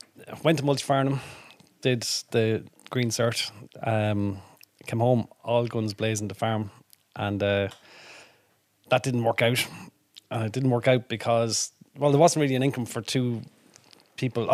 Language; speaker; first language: English; native; English